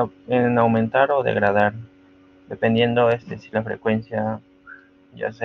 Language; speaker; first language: Spanish; native; Spanish